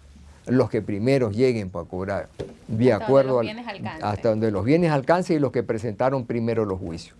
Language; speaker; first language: Spanish; native; Spanish